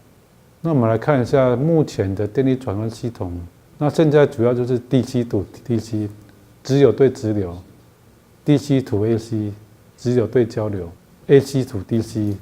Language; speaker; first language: Chinese; native; Chinese